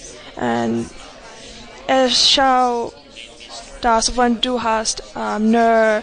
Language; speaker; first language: German; non-native, learner; English